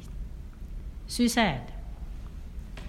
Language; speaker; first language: English; non-native, local second language; Cantonese